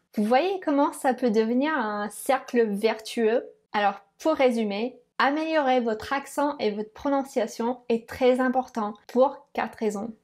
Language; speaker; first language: French; non-native, fluent; English